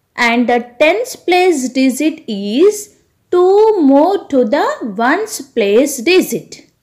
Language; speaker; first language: English; non-native, local second language; Telugu